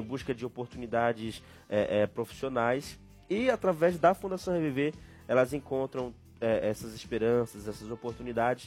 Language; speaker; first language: Portuguese; native; Portuguese